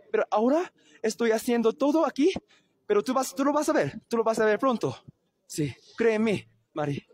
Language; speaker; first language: Spanish; non-native, learner; Korean